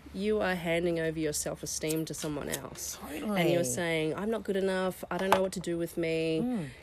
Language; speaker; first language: English; native; English